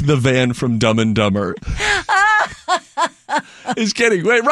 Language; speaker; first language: English; native; English